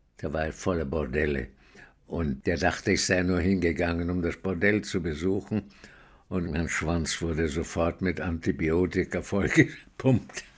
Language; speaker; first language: German; native; German